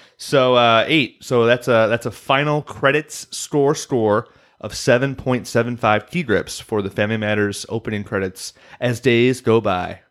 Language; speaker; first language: English; native; English